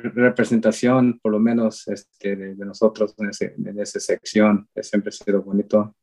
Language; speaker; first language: Spanish; early bilingual, heritage; Spanish